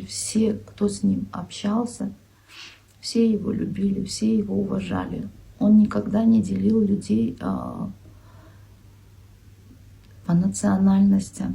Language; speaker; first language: Russian; non-native, local second language; Kyrgyz